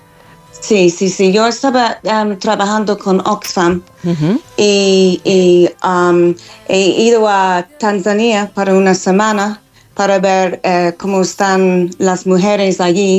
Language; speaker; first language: Spanish; non-native, fluent; English